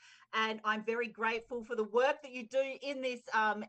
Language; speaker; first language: English; native; English